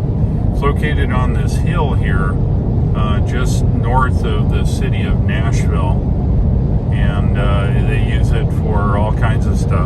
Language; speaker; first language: English; native; English